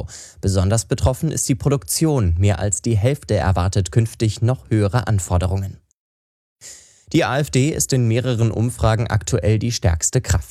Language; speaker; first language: German; native; German